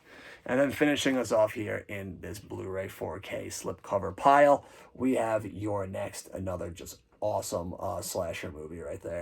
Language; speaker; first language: English; native; English